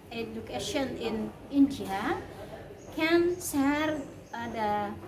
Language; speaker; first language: English; non-native, learner; Indonesian